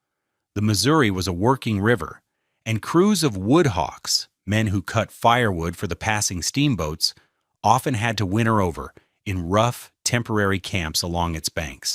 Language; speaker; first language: English; native; English